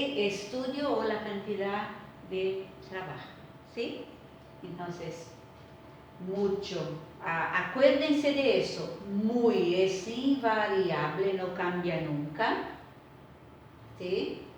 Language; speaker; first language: Spanish; non-native, fluent; Portuguese